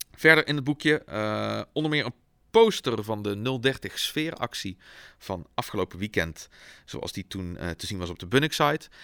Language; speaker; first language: Dutch; native; Dutch